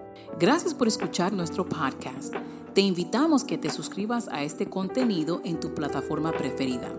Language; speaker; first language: Spanish; native; Spanish